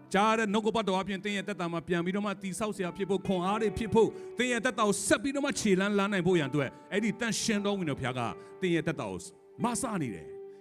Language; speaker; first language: Burmese; non-native, local second language; Kachin